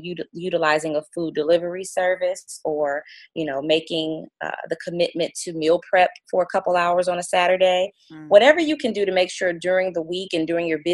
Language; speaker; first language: English; native; English